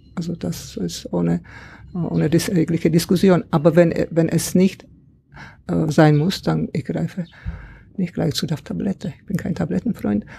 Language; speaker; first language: German; non-native, fluent; Czech